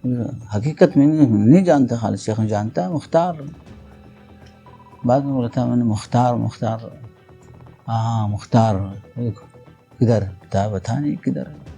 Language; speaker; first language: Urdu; non-native, learner; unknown